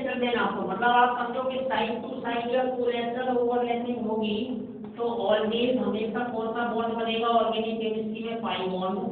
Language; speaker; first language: Hindi; native; Hindi